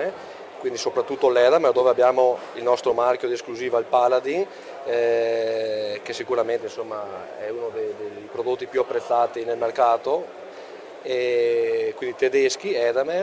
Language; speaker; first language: Italian; native; Italian